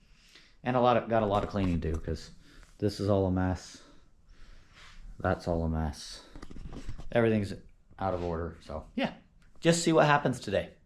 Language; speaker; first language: English; native; English